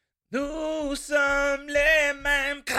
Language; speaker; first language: French; native; French